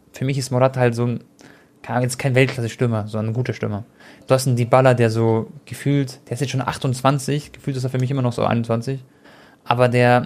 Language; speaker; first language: German; early bilingual, other home language; Croatian